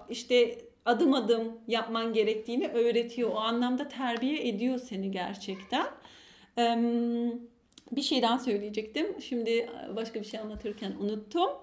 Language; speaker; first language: Turkish; early bilingual, heritage; Turkish